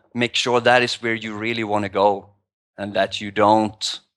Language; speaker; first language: English; non-native, fluent; Swedish